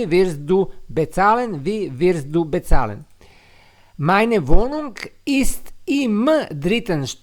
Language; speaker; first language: German; non-native, learner; Serbian